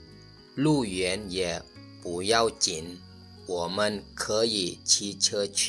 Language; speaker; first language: Chinese; non-native, fluent; Lao